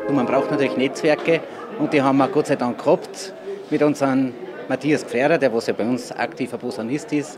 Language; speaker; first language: German; native; German